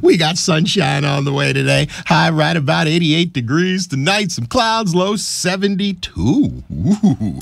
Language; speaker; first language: English; native; English